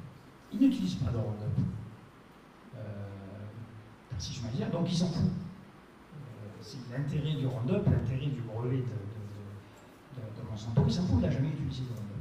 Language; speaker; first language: French; native; French